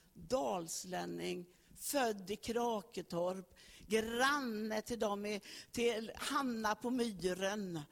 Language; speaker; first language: Swedish; native; Swedish